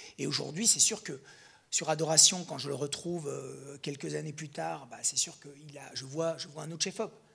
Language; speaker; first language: French; native; French